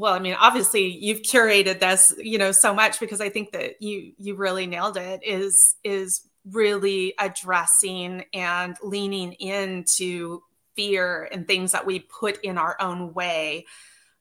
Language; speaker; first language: English; native; English